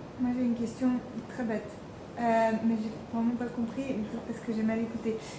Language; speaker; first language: French; native; French